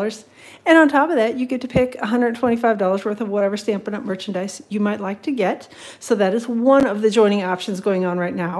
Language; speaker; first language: English; native; English